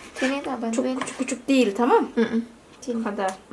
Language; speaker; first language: Turkish; non-native, learner; Indonesian